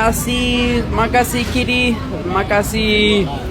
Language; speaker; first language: Indonesian; non-native, learner; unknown